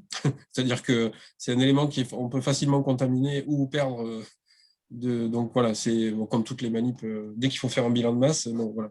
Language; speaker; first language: French; native; French